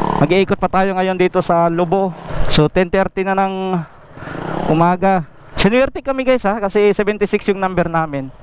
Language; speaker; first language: Filipino; native; Filipino